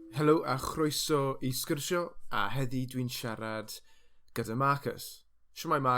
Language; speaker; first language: Welsh; non-native, learner; English